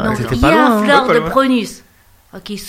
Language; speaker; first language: French; non-native, learner; Chinese